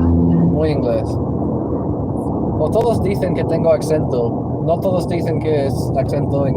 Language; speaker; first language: Spanish; non-native, local second language; English